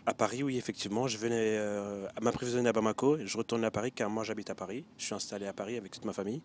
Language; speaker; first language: French; early bilingual, other home language; Bambara